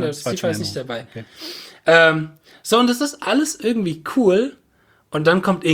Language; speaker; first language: German; native; German